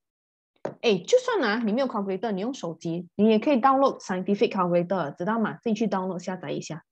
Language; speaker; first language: Chinese; native; Chinese